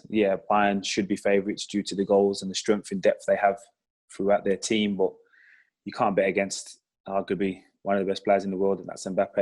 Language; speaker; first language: English; native; English